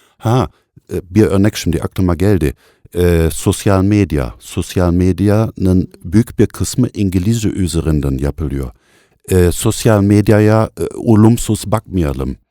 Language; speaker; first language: Turkish; non-native, fluent; German